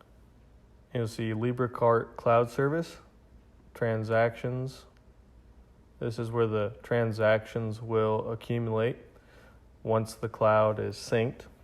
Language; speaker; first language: English; native; English